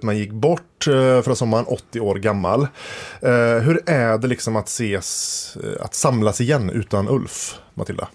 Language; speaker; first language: Swedish; native; Swedish